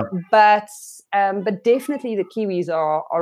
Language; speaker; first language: English; non-native, local second language; Afrikaans